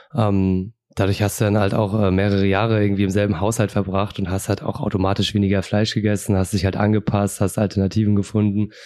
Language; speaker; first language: German; native; German